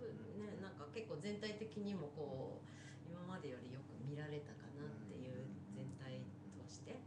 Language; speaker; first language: Japanese; native; Japanese